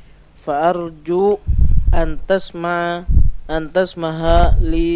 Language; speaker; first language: Arabic; non-native, learner; Indonesian